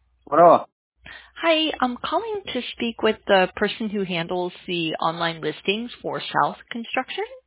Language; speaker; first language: English; native; English